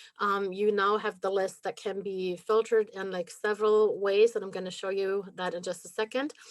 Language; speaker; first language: English; non-native, fluent; German